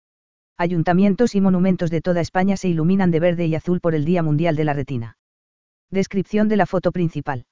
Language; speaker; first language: Spanish; native; Spanish